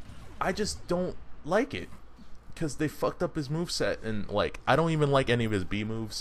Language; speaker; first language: English; native; English